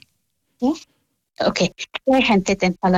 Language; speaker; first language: Norwegian; non-native, learner; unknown